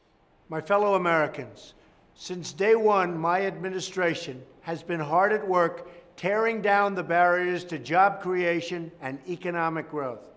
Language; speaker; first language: English; native; English